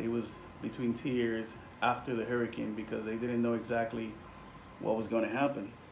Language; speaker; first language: English; non-native, local second language; Spanish